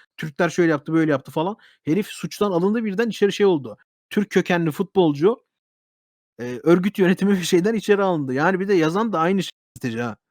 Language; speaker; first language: Turkish; early bilingual, heritage; Turkish